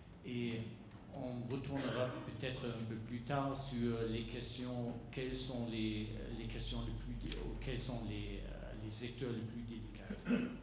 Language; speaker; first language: French; non-native, fluent; German